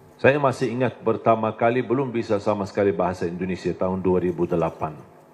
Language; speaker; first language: Indonesian; non-native, fluent; Arabic